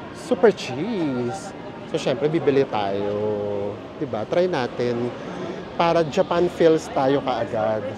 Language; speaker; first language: Filipino; native; Filipino